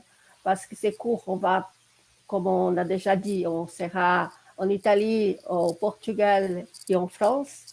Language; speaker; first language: French; non-native, fluent; Portuguese